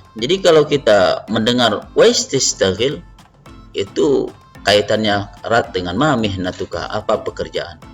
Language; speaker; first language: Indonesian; native; Indonesian